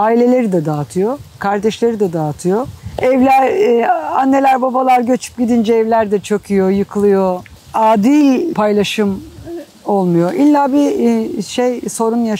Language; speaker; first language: Turkish; native; Turkish